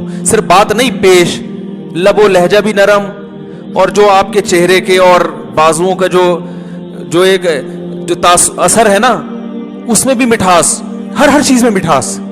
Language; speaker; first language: Urdu; native; Urdu